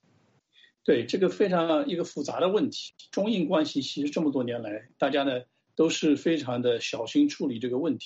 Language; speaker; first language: Chinese; native; Chinese